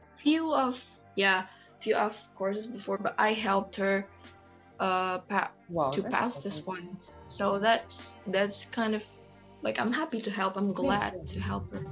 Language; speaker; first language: English; non-native, fluent; Indonesian